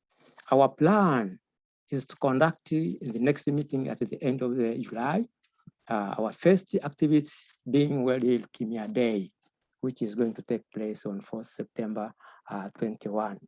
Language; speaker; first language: English; non-native, local second language; Swahili